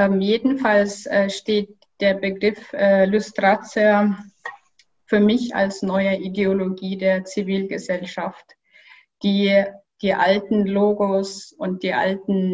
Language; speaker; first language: German; non-native, fluent; Kyrgyz